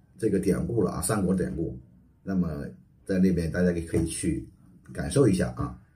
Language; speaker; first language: Chinese; native; Chinese